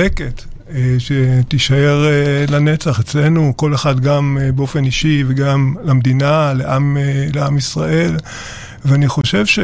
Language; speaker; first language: Hebrew; native; Hebrew